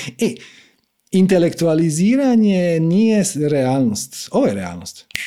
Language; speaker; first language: Croatian; native; Croatian